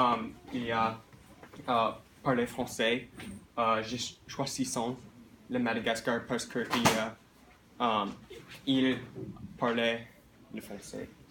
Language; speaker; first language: French; non-native, learner; English